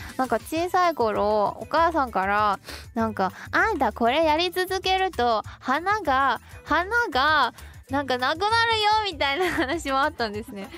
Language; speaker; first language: Japanese; non-native, fluent; Chinese